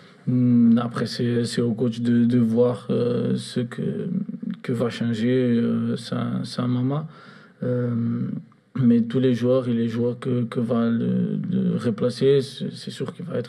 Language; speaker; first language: French; non-native, fluent; Portuguese